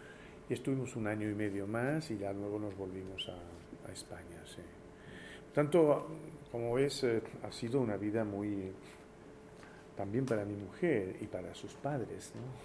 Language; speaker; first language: Spanish; early bilingual, heritage; Spanish